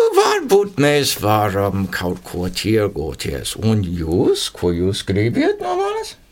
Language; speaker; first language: Latvian; non-native, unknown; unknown